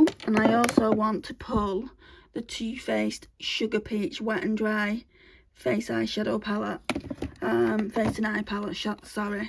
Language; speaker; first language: English; native; English